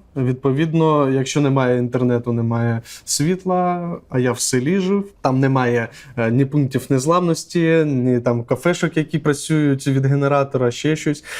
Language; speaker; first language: Ukrainian; non-native, local second language; Russian